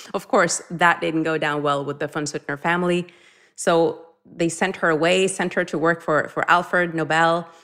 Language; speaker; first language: English; non-native, fluent; Norwegian